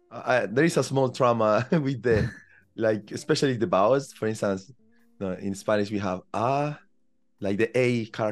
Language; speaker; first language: English; non-native, fluent; Spanish